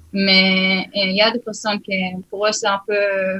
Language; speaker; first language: French; early bilingual, heritage; Hebrew